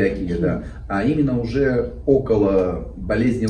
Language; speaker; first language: Russian; native; Russian